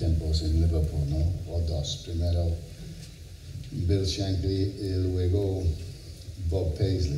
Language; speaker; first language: Spanish; non-native, fluent; English